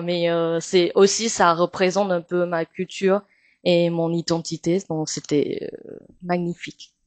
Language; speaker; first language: French; non-native, fluent; Chinese